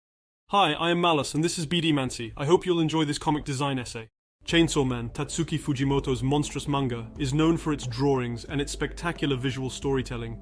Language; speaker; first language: English; non-native, fluent; French